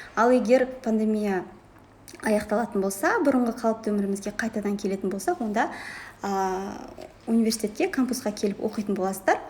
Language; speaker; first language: Kazakh; native; Kazakh